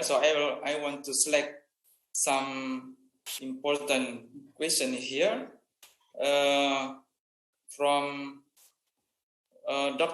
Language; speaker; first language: English; non-native, fluent; Indonesian